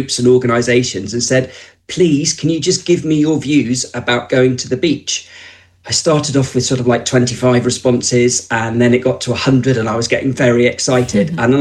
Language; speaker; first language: English; native; English